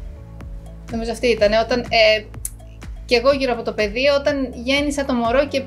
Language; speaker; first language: Greek; native; Greek